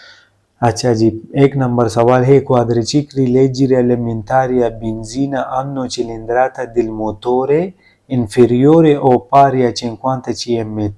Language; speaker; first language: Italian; non-native, learner; Urdu